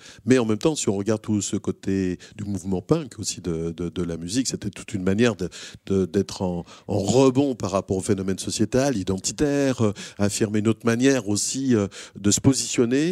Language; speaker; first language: French; native; French